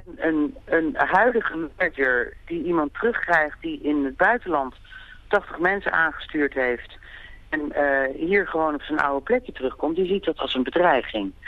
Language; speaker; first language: Dutch; native; Dutch